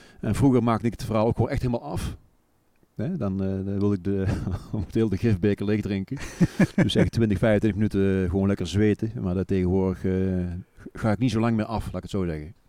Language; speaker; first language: Dutch; native; Dutch